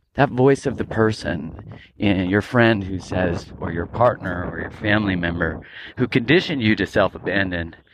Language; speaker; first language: English; native; English